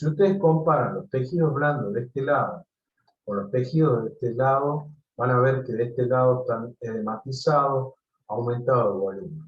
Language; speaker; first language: Spanish; native; Spanish